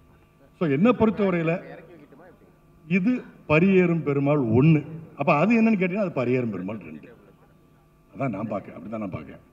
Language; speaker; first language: Tamil; native; Tamil